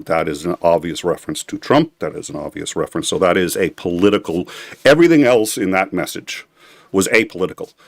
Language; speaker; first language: English; native; English